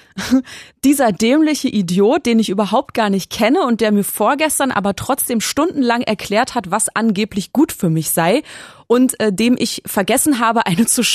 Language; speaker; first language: German; native; German